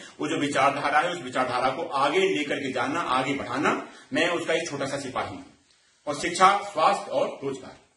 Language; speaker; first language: Hindi; native; Hindi